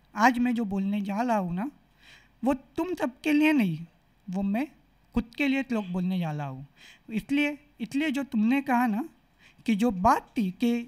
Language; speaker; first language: Hindi; non-native, local second language; Marathi